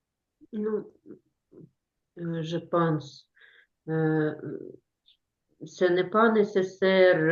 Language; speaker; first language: French; non-native, learner; Ukrainian